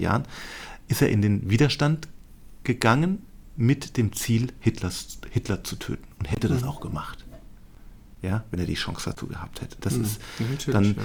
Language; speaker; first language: German; native; German